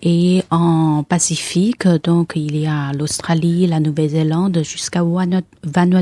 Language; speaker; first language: French; non-native, fluent; Chinese